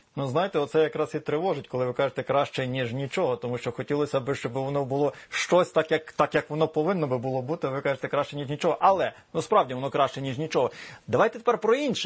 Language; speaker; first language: Ukrainian; native; Ukrainian